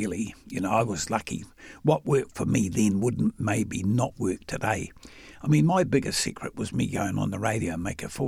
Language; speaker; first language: English; native; English